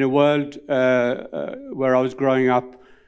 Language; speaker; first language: English; non-native, local second language; Punjabi